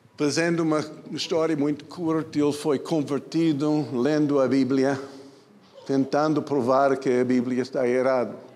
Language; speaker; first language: Portuguese; non-native, fluent; English